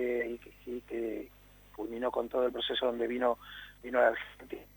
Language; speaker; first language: Spanish; native; Spanish